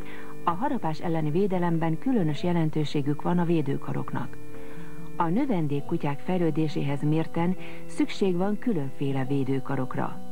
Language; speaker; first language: Hungarian; native; Hungarian